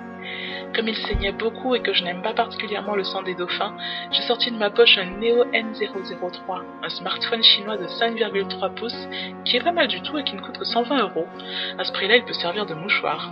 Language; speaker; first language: French; native; French